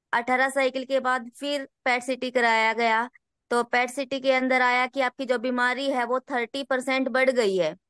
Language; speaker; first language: Hindi; native; Hindi